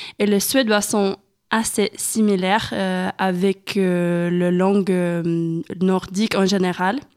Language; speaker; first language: French; non-native, learner; Swedish